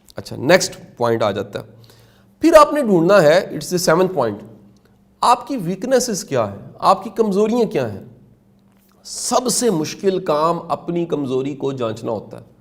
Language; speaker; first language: Urdu; non-native, local second language; Punjabi